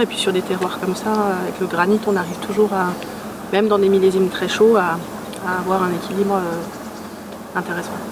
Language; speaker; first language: French; native; French